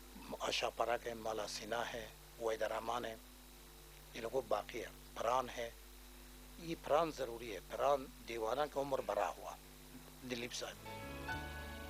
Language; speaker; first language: Hindi; non-native, learner; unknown